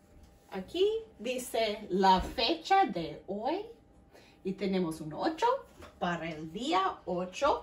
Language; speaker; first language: Spanish; non-native, fluent; English